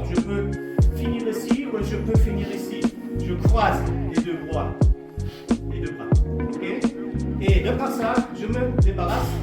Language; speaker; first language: French; non-native, fluent; German